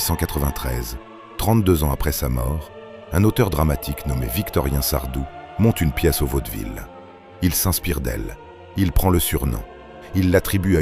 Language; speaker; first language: French; native; French